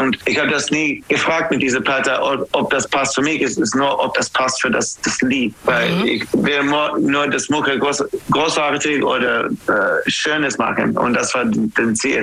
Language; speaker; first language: German; non-native, learner; English